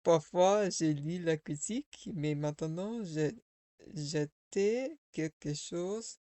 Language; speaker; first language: French; non-native, learner; English